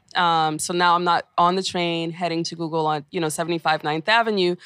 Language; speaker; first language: English; native; English